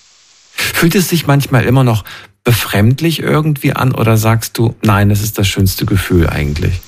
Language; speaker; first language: German; native; German